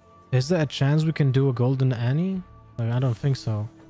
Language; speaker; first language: English; non-native, fluent; Polish